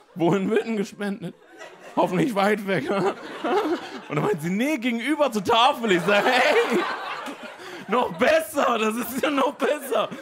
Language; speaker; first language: German; native; German